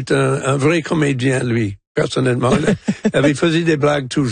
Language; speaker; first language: French; non-native, fluent; English